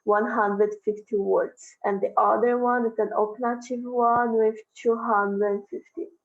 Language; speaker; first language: English; non-native, fluent; Portuguese